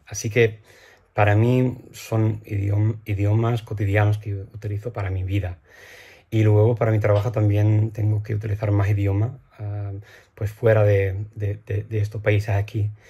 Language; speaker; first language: Spanish; non-native, fluent; English